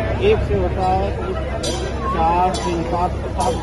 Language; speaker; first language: Hindi; native; Hindi